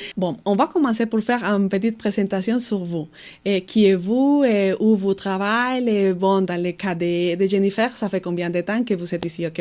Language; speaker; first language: French; non-native, fluent; Spanish